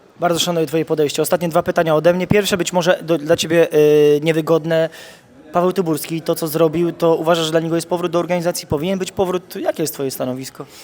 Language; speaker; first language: Polish; native; Polish